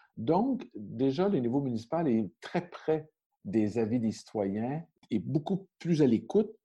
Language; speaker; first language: French; native; French